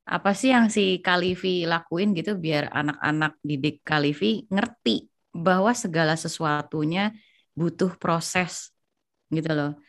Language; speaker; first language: Indonesian; native; Indonesian